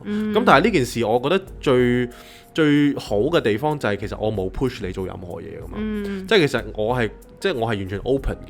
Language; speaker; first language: Cantonese; native; Cantonese